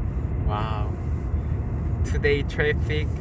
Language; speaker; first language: English; non-native, learner; Korean